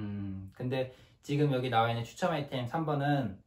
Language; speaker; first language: Korean; native; Korean